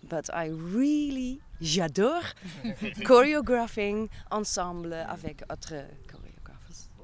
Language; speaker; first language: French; non-native, learner; Dutch